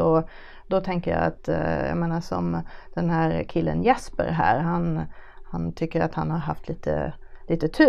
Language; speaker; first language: Swedish; native; Swedish